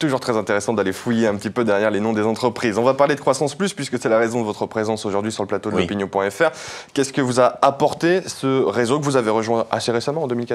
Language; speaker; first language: French; native; French